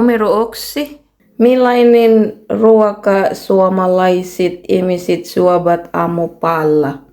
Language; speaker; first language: Finnish; non-native, learner; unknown